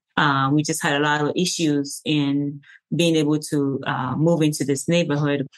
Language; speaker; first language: English; early bilingual, other home language; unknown